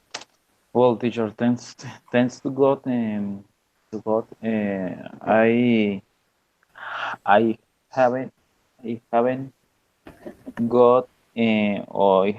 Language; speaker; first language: English; non-native, learner; Spanish